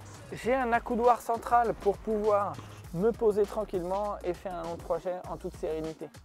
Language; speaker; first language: French; native; French